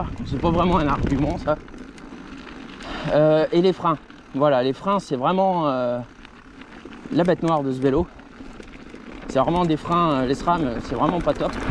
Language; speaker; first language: French; native; French